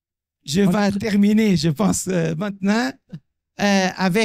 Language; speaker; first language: French; non-native, fluent; Portuguese